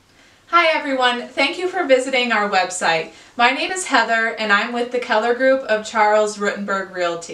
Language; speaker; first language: English; native; English